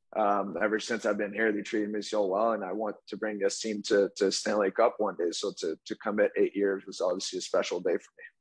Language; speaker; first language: English; native; English